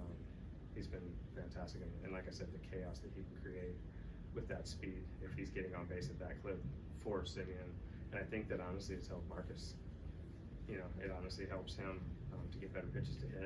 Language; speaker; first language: English; native; English